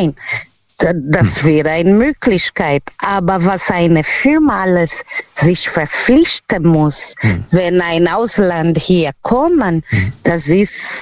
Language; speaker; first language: German; non-native, learner; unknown